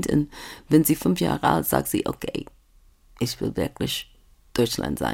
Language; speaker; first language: German; non-native, fluent; English